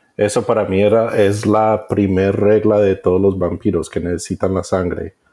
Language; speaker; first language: Spanish; early bilingual, heritage; Spanish